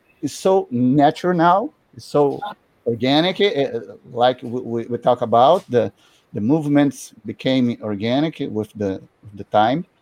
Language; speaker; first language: English; non-native, learner; Portuguese